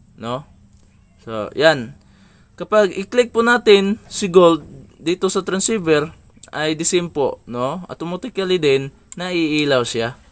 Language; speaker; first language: Filipino; non-native, local second language; Cebuano